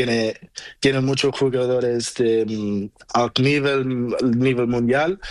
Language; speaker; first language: Spanish; non-native, learner; Portuguese